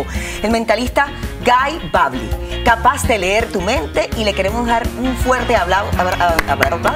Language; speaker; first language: Spanish; native; Spanish